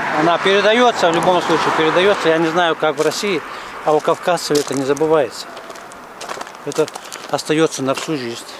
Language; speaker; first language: Russian; non-native, local second language; Ingush